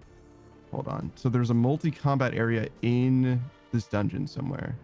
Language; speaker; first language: English; native; English